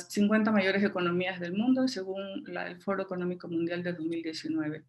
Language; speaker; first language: Spanish; native; Spanish